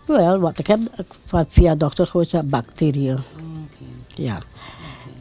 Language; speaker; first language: Dutch; non-native, local second language; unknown